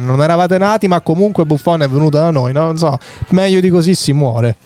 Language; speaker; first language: Italian; native; Italian